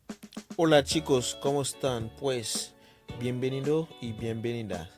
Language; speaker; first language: Spanish; non-native, learner; Haitian Creole